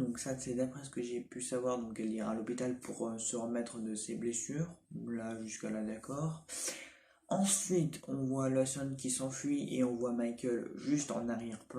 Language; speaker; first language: French; native; French